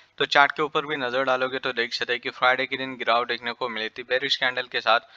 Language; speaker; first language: Hindi; native; Hindi